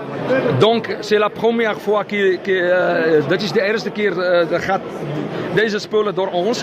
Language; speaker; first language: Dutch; non-native, learner; Arabic